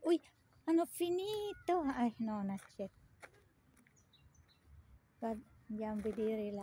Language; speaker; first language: Italian; non-native, fluent; Filipino